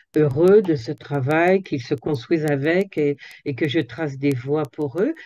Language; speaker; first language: French; native; French